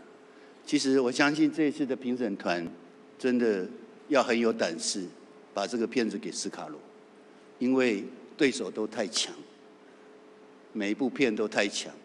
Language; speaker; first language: Chinese; native; Chinese